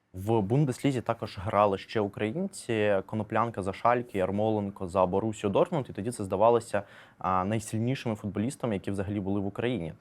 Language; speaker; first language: Ukrainian; native; Ukrainian